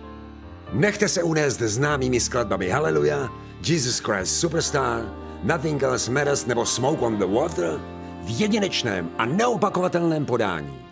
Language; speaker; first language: Czech; native; Czech